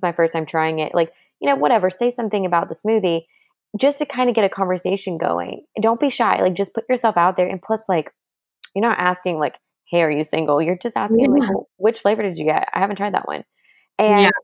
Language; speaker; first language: English; non-native, fluent; French